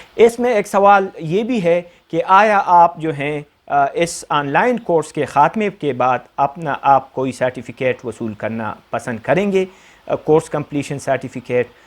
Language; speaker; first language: Urdu; non-native, local second language; Pashto